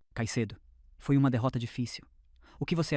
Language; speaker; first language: Portuguese; native; Portuguese